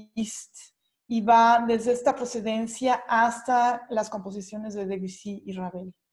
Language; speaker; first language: Spanish; native; Spanish